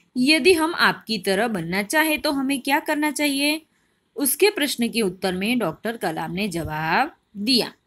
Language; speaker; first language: Hindi; non-native, local second language; Gujarati